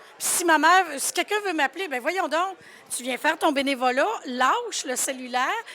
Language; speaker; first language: French; native; French